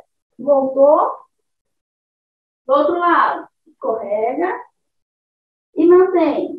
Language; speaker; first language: Portuguese; native; Portuguese